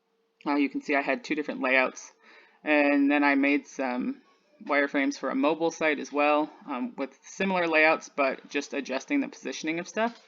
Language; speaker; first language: English; native; English